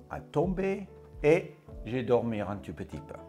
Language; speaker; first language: French; non-native, fluent; Afrikaans